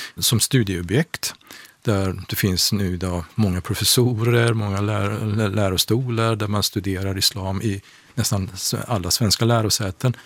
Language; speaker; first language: Swedish; non-native, fluent; Persian